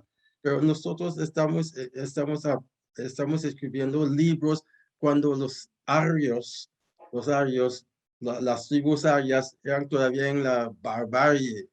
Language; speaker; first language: Spanish; non-native, fluent; English